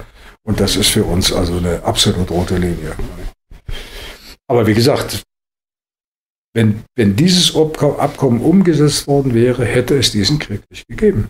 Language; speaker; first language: German; native; German